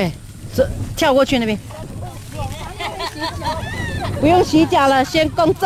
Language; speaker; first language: Chinese; native; Chinese